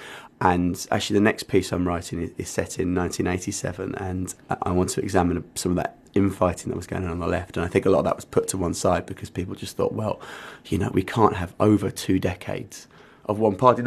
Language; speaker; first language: English; native; English